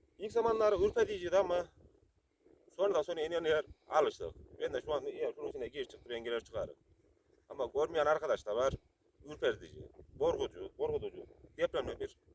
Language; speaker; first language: Turkish; native; Turkish